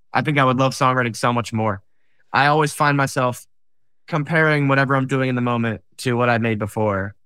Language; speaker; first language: English; native; English